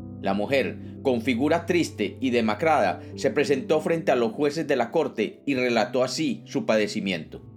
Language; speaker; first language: Spanish; native; Spanish